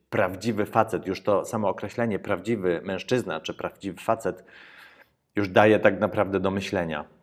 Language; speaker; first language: Polish; early bilingual, heritage; Polish